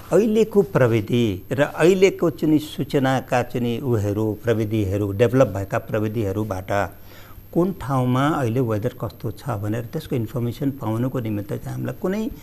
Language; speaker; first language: Nepali; native; Nepali